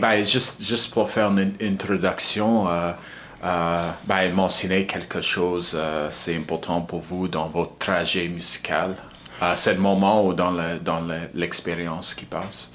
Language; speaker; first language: French; non-native, learner; English